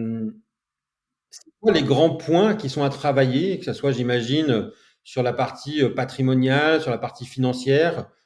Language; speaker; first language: French; native; French